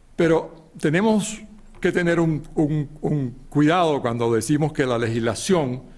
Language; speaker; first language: Spanish; native; Spanish